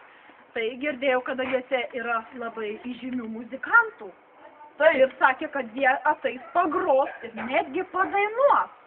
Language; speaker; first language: Lithuanian; native; Lithuanian